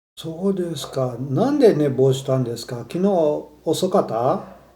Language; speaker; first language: Japanese; non-native, fluent; Portuguese